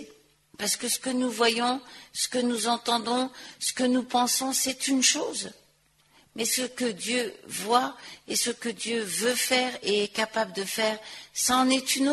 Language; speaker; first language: French; native; French